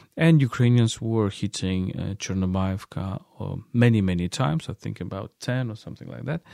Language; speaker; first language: English; non-native, fluent; Ukrainian